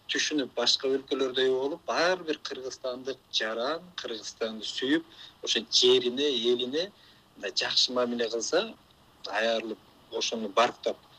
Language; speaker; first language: Kyrgyz; native; Kyrgyz